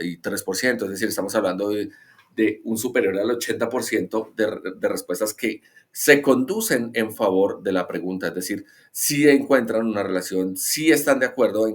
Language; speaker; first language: Spanish; native; Spanish